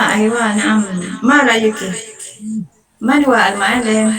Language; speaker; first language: Arabic; non-native, fluent; Malay